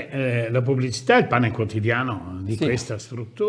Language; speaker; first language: Italian; native; Italian